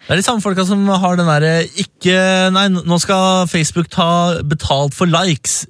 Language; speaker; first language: Norwegian; native; Norwegian